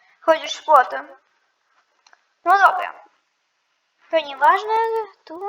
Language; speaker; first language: Polish; non-native, learner; Ukrainian